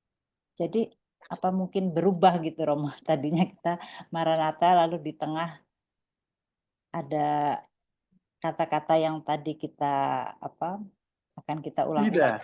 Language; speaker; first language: Indonesian; native; Indonesian